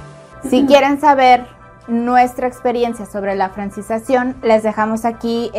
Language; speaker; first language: Spanish; native; Spanish